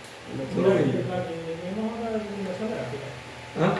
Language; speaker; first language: Spanish; native; Spanish